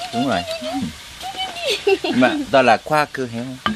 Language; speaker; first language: Vietnamese; non-native, learner; Korean